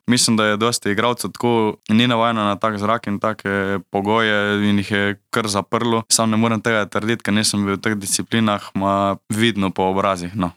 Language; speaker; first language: Slovenian; native; Slovenian